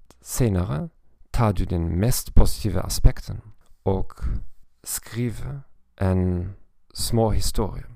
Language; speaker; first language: Swedish; non-native, learner; German